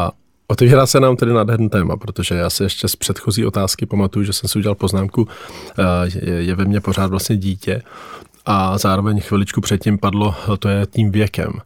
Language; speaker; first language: Czech; native; Czech